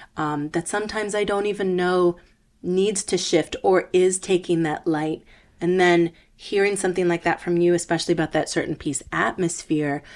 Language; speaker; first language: English; early bilingual, other home language; Spanish